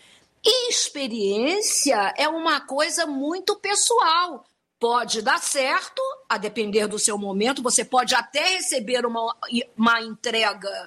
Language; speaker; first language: Portuguese; native; Portuguese